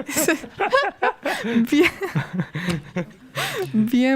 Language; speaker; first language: French; non-native, fluent; Romanian